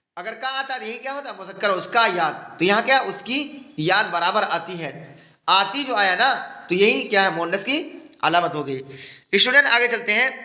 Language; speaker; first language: Urdu; native; Urdu